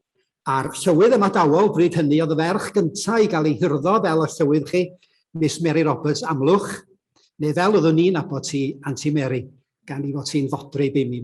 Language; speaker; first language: Welsh; native; Welsh